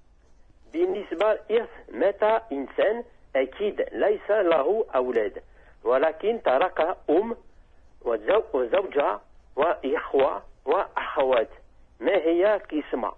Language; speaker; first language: Arabic; non-native, learner; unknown